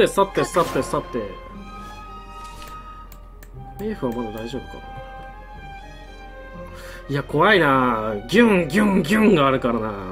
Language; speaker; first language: Japanese; native; Japanese